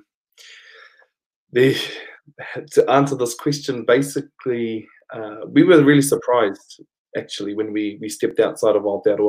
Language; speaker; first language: English; non-native, local second language; Māori